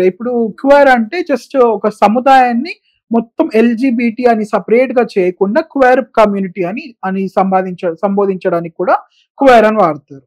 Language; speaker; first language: Telugu; native; Telugu